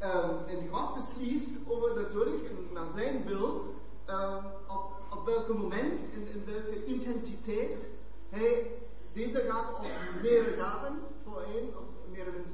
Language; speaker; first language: Dutch; non-native, fluent; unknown